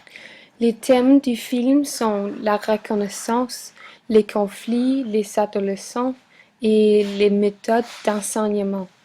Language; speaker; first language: French; non-native, learner; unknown